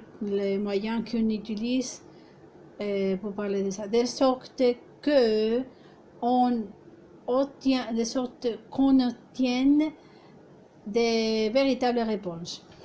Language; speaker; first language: French; non-native, fluent; Spanish